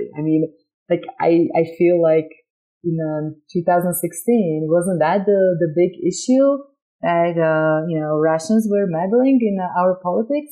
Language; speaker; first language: English; non-native, fluent; Slovak